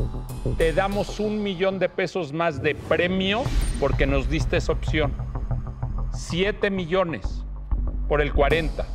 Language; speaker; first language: Spanish; native; Spanish